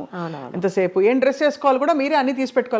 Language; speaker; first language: Telugu; native; Telugu